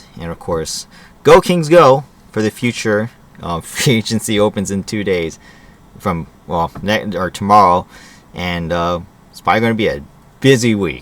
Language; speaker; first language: English; native; English